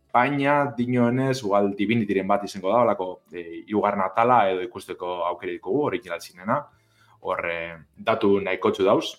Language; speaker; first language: Basque; native; Basque